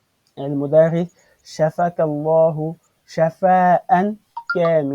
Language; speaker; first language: Arabic; non-native, fluent; French